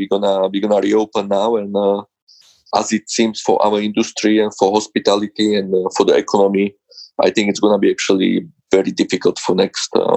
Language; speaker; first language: English; non-native, fluent; Slovak